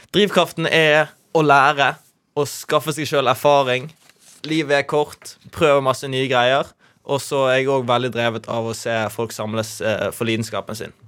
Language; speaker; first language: Norwegian; native; Norwegian